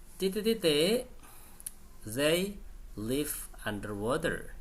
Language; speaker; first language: English; non-native, fluent; Indonesian